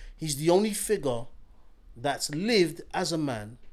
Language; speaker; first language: English; native; English